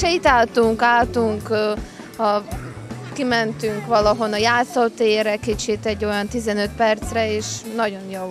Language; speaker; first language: Hungarian; non-native, local second language; Ukrainian